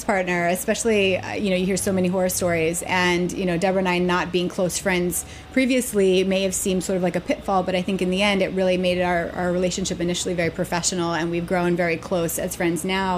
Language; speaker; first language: English; native; English